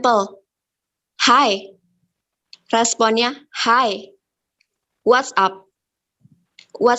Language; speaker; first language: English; non-native, learner; Indonesian